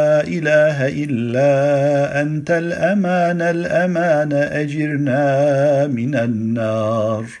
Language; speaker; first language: Arabic; non-native, fluent; Turkish